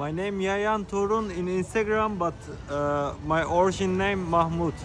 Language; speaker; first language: English; non-native, learner; Turkish